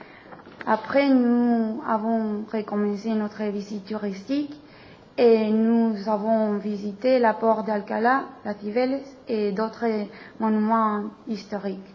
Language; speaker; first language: French; non-native, learner; Spanish